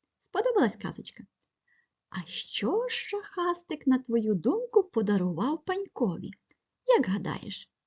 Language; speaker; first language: Ukrainian; native; Ukrainian